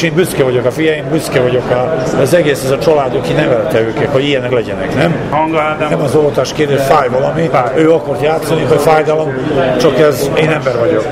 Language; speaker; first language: Hungarian; non-native, learner; Serbian